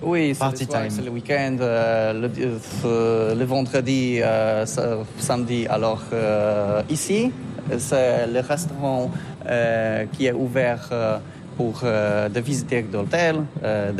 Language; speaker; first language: French; non-native, learner; Polish